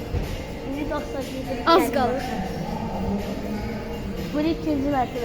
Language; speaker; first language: Turkish; non-native, learner; Azerbaijani